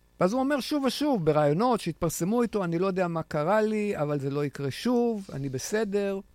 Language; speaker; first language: Hebrew; native; Hebrew